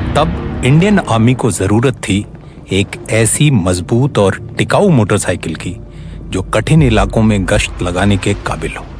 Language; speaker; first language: Hindi; native; Hindi